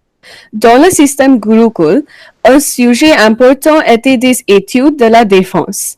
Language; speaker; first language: French; non-native, learner; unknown